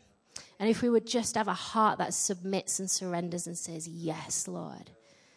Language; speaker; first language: English; native; English